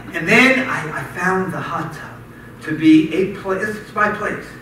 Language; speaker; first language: English; native; English